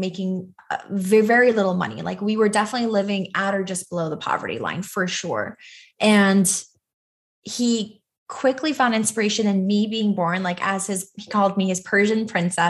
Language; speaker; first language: English; native; English